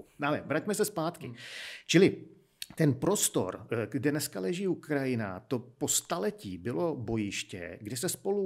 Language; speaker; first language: Czech; native; Czech